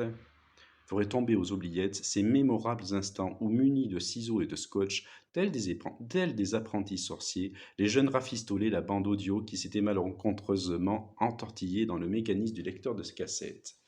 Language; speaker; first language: French; native; French